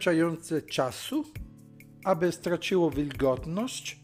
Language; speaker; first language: Polish; non-native, learner; Italian